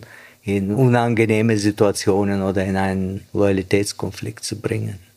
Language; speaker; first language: German; non-native, fluent; Bulgarian